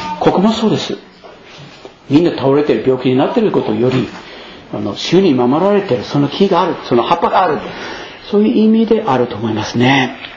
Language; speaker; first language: Japanese; non-native, fluent; English